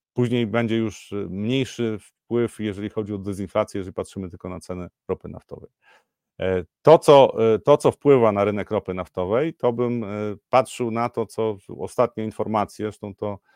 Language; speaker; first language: Polish; native; Polish